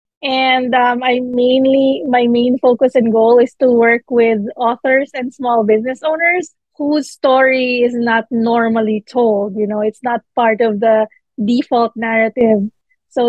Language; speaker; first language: English; non-native, local second language; Filipino